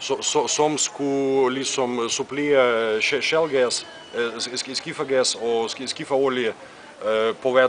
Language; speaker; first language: Danish; non-native, fluent; Russian